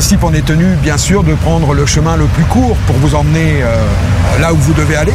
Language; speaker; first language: French; native; French